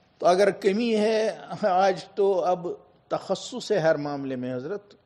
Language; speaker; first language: Urdu; non-native, local second language; Kashmiri